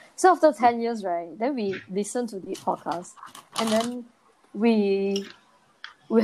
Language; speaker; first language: English; non-native, local second language; Chinese